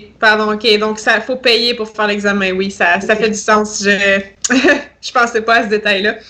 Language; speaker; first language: French; native; French